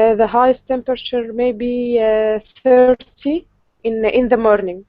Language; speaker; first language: English; non-native, learner; Arabic